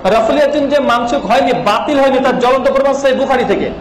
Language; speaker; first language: Bangla; native; Bangla